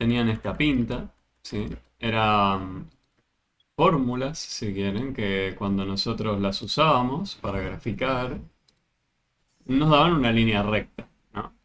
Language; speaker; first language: Spanish; native; Spanish